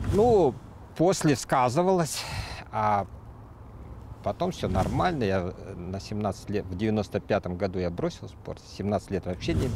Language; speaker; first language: Russian; native; Russian